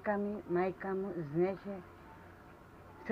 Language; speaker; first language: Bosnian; non-native, local second language; Albanian